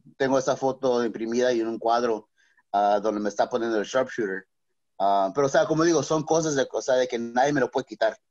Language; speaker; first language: Spanish; native; Spanish